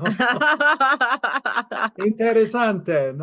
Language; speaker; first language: Spanish; non-native, fluent; English